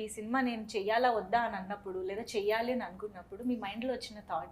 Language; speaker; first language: Telugu; native; Telugu